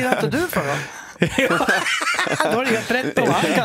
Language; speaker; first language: Swedish; native; Swedish